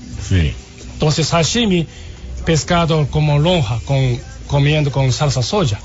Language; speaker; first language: Spanish; non-native, learner; Japanese